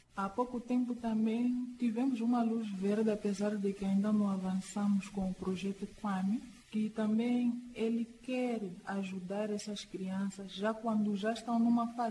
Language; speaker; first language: Portuguese; non-native, local second language; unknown